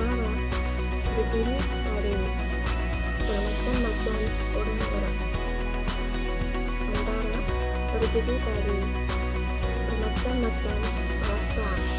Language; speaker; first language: Indonesian; non-native, learner; Korean